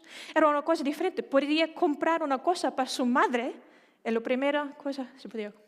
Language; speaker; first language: Spanish; non-native, fluent; Danish